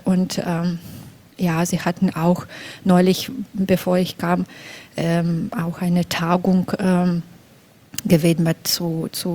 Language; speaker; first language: German; non-native, fluent; Belarusian